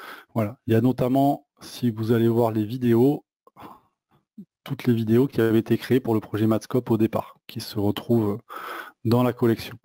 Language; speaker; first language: French; native; French